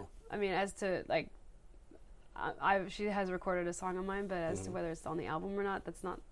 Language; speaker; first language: English; native; English